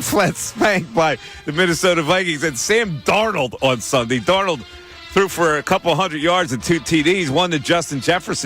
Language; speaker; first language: English; native; English